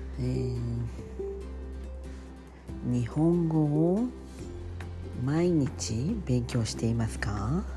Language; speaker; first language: Japanese; non-native, learner; French